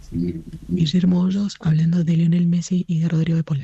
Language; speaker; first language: Spanish; native; Spanish